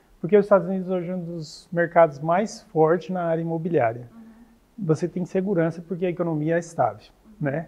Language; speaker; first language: Portuguese; native; Portuguese